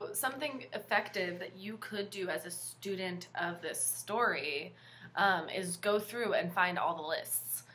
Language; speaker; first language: English; native; English